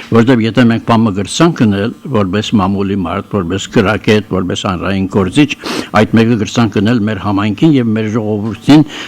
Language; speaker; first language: Armenian; native; Armenian